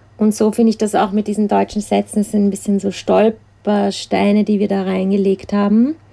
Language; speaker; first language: German; native; German